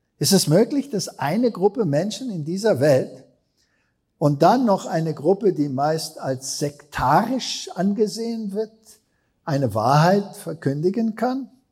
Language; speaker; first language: German; non-native, fluent; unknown